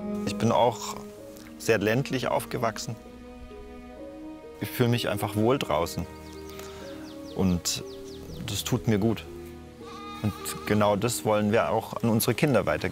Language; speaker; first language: German; native; German